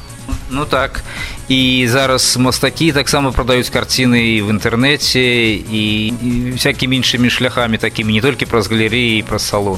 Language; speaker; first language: Belarusian; native; Belarusian